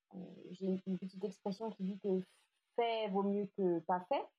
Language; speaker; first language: French; native; French